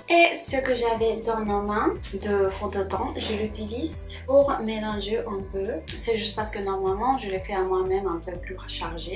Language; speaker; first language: French; non-native, fluent; Spanish